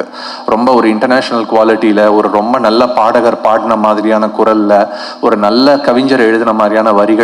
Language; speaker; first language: Tamil; native; Tamil